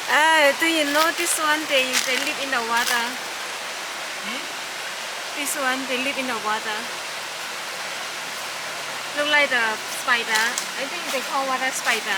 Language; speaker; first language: English; non-native, learner; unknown